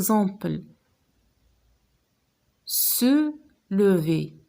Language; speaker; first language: French; non-native, local second language; Arabic